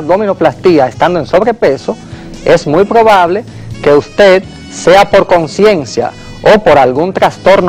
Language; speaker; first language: Spanish; native; Spanish